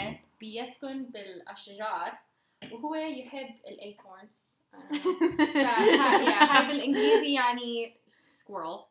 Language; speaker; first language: Arabic; non-native, learner; English